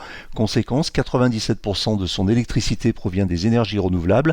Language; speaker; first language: French; native; French